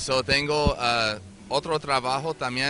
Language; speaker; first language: Spanish; early bilingual, heritage; Spanish